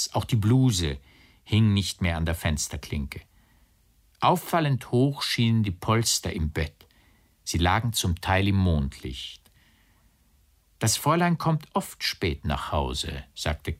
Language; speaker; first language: German; native; German